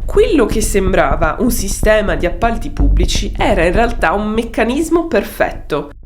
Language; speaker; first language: Italian; native; Italian